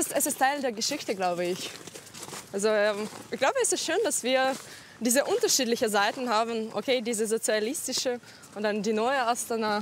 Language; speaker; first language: German; non-native, fluent; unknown